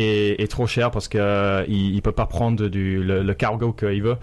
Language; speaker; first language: French; non-native, fluent; English